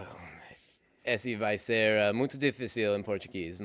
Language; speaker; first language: Portuguese; non-native, learner; English